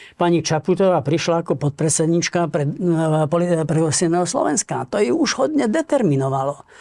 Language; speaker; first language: Slovak; native; Slovak